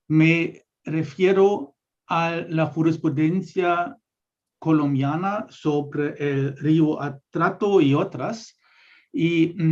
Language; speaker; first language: Spanish; non-native, fluent; German